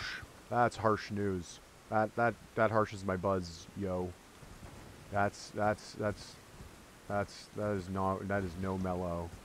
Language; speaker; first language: English; native; English